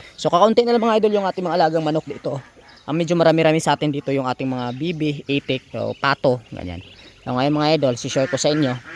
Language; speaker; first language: Filipino; non-native, local second language; Cebuano